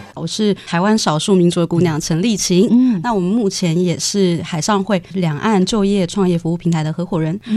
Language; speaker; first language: Chinese; native; Chinese